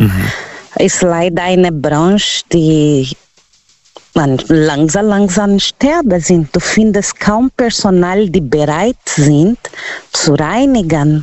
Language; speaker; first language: German; non-native, learner; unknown